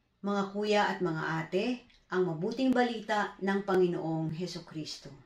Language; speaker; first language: Filipino; native; Filipino